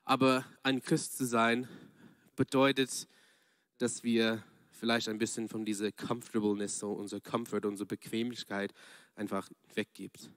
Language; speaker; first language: German; non-native, fluent; English